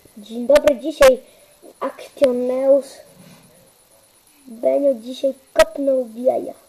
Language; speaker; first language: Polish; early bilingual, heritage; Polish